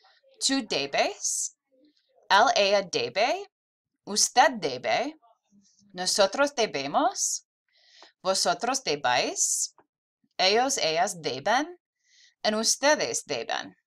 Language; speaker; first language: Spanish; non-native, fluent; English